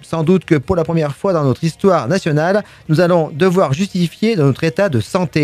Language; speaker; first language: French; native; French